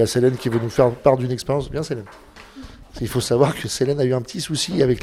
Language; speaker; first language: French; native; French